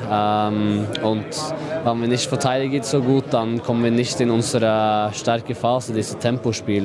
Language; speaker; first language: German; non-native, fluent; Norwegian